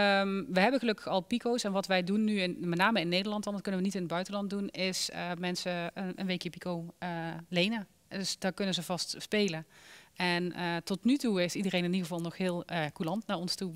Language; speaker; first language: Dutch; native; Dutch